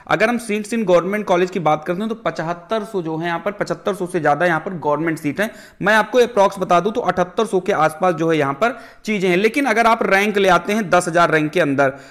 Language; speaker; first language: Hindi; native; Hindi